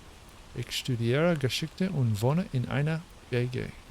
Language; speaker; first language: German; non-native, learner; English